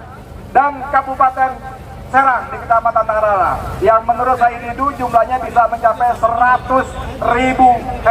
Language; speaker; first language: Indonesian; native; Indonesian